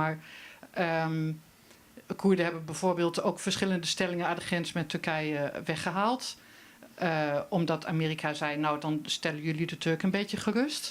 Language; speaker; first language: Dutch; native; Dutch